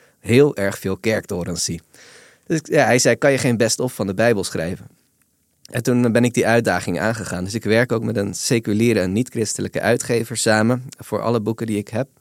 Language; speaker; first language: Dutch; native; Dutch